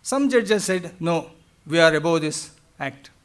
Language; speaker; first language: English; non-native, local second language; Kannada